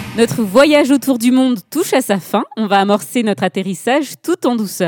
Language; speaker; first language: French; native; French